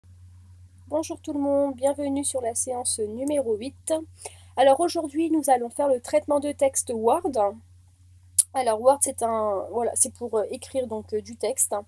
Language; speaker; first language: French; native; French